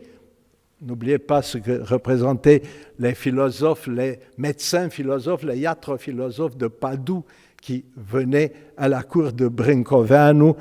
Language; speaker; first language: French; non-native, fluent; Romanian